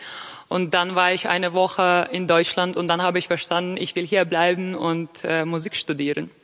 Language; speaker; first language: German; non-native, fluent; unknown